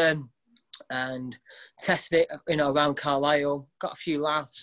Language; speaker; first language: English; native; English